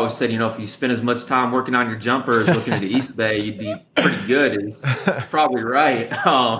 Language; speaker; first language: English; native; English